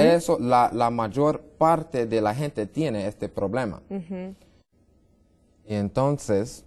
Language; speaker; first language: Spanish; non-native, learner; English